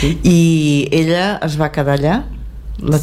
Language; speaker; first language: Catalan; native; Catalan